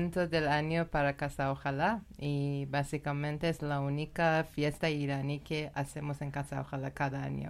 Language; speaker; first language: Spanish; non-native, learner; Persian